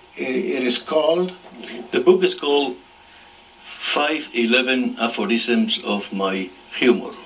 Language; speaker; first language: English; non-native, fluent; Spanish